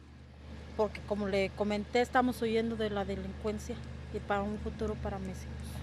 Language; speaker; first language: Spanish; native; Spanish